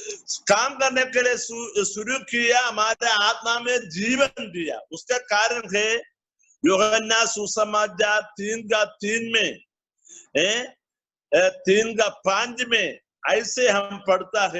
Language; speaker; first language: Hindi; non-native, learner; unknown